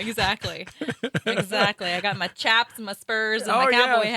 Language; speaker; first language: English; native; English